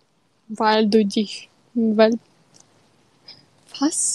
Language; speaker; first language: German; non-native, learner; Russian